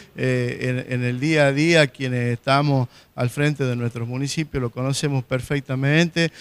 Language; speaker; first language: Spanish; native; Spanish